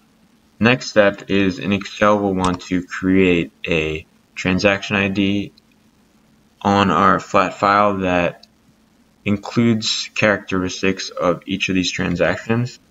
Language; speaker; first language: English; native; English